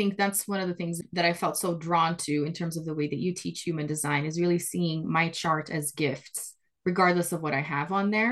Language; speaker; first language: English; non-native, fluent; Portuguese